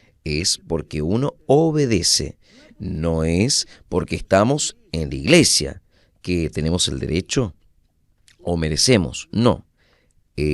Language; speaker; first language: Spanish; non-native, fluent; Portuguese